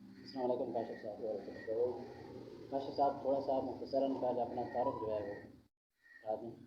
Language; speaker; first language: Urdu; non-native, local second language; Punjabi